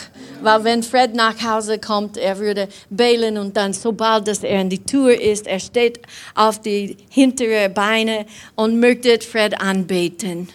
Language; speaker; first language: German; non-native, fluent; English